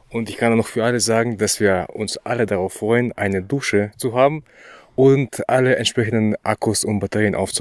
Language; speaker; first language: German; non-native, fluent; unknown